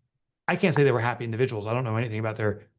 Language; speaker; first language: English; native; English